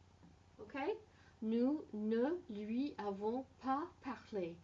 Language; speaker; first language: French; non-native, fluent; English